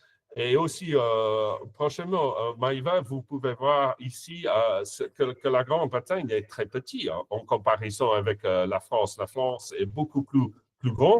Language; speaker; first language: French; non-native, fluent; English